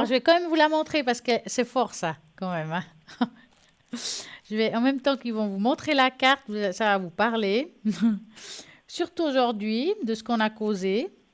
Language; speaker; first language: French; native; French